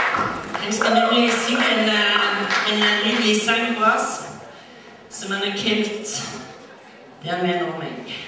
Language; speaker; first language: Danish; non-native, learner; Norwegian